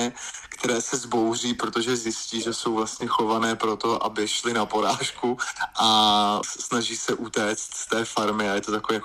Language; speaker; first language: Czech; native; Czech